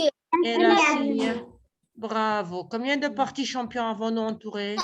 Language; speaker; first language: French; non-native, local second language; Arabic